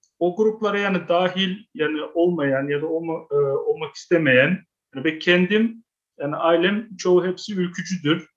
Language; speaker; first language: Turkish; early bilingual, heritage; Turkish